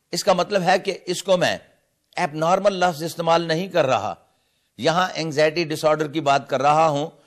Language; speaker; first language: Urdu; non-native, local second language; Punjabi